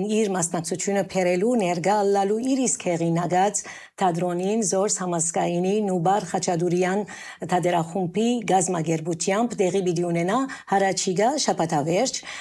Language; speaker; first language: Armenian; early bilingual, heritage; Armenian